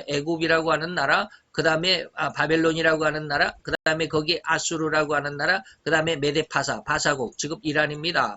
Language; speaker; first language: Korean; native; Korean